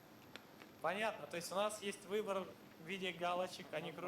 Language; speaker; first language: Russian; native; Russian